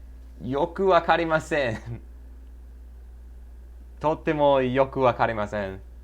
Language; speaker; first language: Japanese; non-native, learner; English